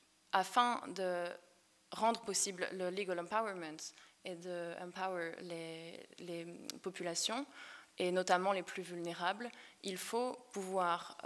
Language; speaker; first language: French; native; French